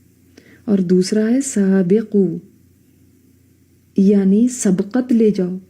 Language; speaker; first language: Urdu; native; Urdu